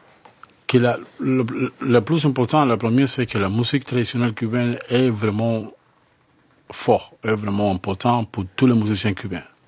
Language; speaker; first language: French; non-native, learner; Spanish